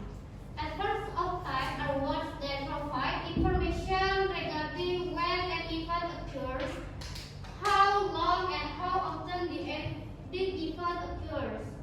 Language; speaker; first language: English; non-native, learner; Indonesian